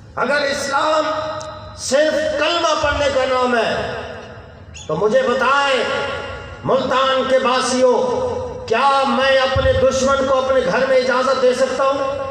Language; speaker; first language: Urdu; non-native, local second language; Baluchi